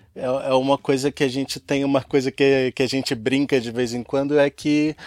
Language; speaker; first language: Portuguese; native; Portuguese